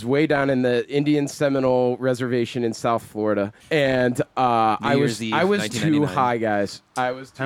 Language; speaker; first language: English; native; English